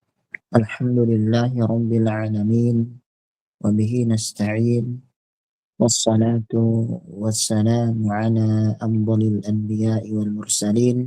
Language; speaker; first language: Arabic; non-native, fluent; Indonesian